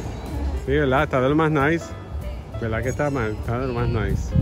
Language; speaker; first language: Spanish; native; Spanish